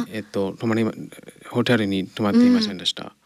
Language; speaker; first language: Japanese; non-native, learner; English